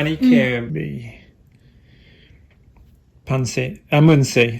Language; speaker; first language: Thai; early bilingual, heritage; Thai